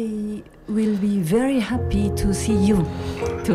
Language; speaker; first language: English; non-native, learner; Japanese